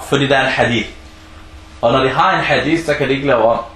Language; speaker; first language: Danish; early bilingual, other home language; Arabic